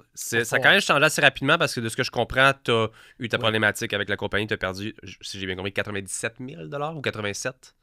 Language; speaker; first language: French; native; French